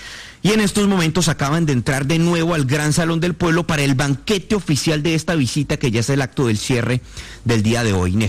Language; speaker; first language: Spanish; native; Spanish